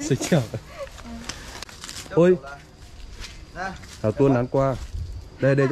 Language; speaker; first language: Chinese; non-native, learner; Vietnamese